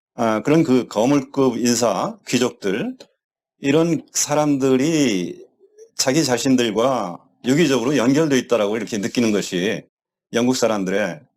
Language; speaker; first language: Korean; native; Korean